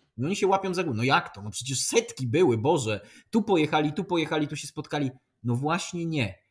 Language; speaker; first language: Polish; native; Polish